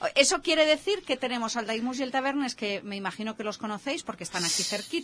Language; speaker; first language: Spanish; native; Spanish